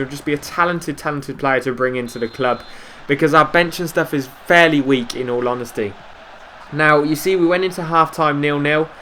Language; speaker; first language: English; native; English